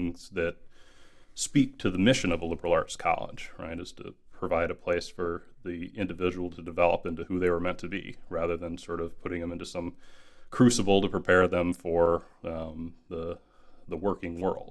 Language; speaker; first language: English; native; English